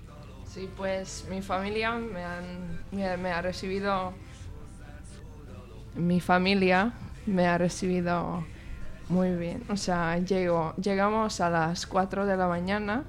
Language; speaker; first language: Spanish; non-native, learner; Hungarian